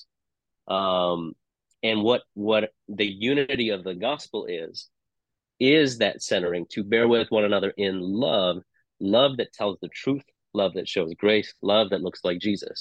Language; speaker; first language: English; non-native, local second language; Cantonese